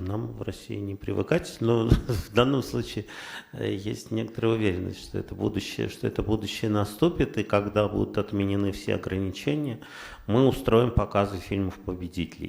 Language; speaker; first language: Russian; native; Russian